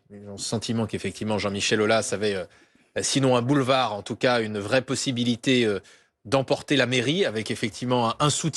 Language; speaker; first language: French; native; French